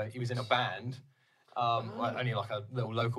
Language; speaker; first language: English; native; English